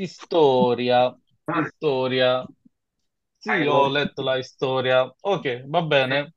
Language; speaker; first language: Italian; non-native, fluent; Bangla